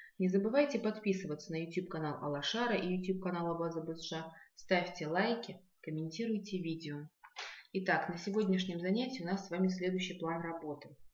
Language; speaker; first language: Russian; non-native, local second language; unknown